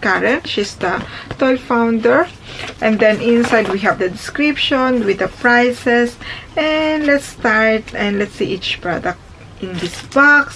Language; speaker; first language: English; non-native, fluent; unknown